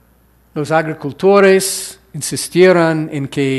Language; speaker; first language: Spanish; non-native, fluent; English